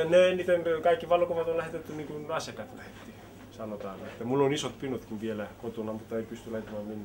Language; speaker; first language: Finnish; early bilingual, heritage; Finnish